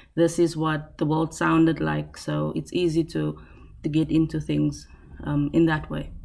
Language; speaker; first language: English; non-native, local second language; Afrikaans